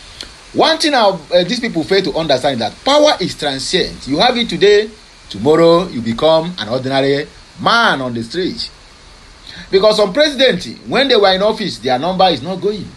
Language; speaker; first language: English; non-native, local second language; Igbo